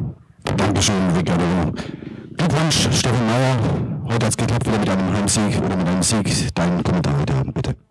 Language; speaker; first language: German; native; German